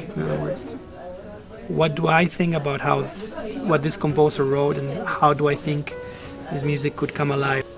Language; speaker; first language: English; non-native, fluent; Spanish